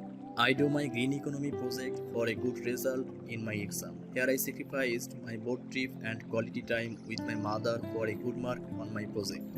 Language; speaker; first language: English; non-native, learner; Bangla